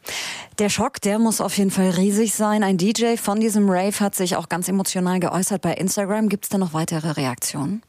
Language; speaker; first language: German; native; German